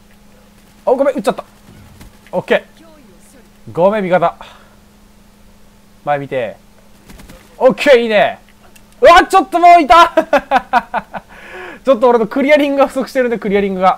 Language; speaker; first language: Japanese; native; Japanese